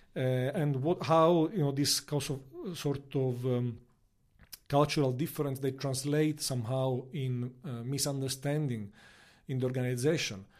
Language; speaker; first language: English; non-native, fluent; Italian